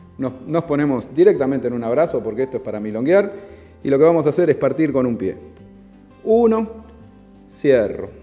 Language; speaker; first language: Spanish; native; Spanish